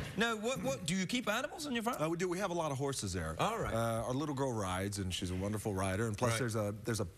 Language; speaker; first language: English; native; English